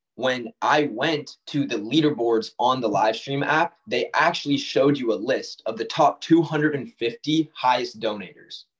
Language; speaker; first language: English; native; English